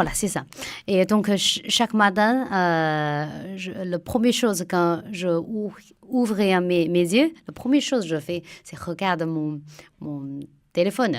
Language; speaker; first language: French; non-native, fluent; Chinese